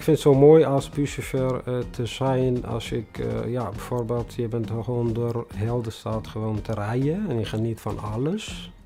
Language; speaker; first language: Dutch; non-native, fluent; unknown